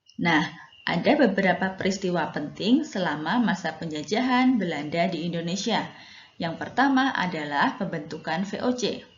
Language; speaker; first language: Indonesian; native; Indonesian